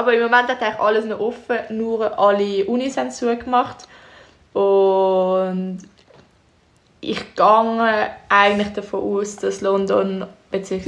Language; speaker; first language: German; native; German